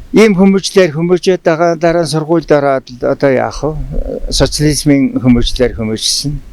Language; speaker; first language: Mongolian; non-native, local second language; Tuvinian